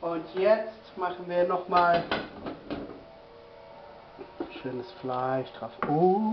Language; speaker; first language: German; non-native, fluent; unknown